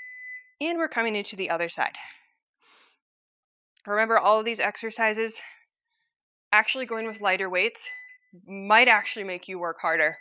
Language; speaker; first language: English; native; English